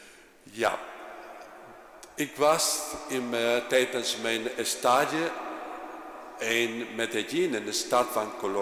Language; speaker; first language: Dutch; non-native, fluent; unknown